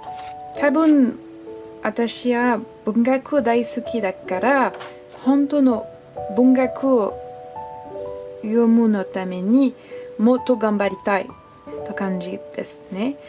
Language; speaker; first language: Japanese; non-native, learner; French